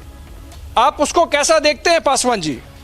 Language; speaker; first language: Hindi; native; Hindi